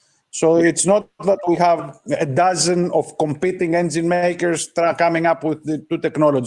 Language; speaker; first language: English; non-native, fluent; Greek